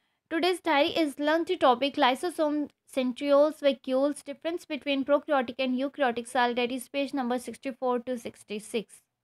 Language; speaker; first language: English; non-native, local second language; Hindi